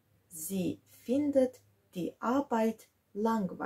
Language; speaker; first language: German; non-native, fluent; Georgian